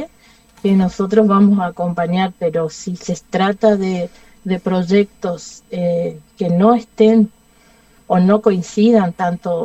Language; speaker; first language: Spanish; native; Spanish